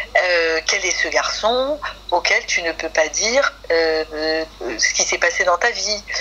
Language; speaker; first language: French; native; French